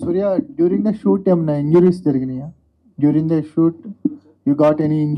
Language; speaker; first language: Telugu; native; Telugu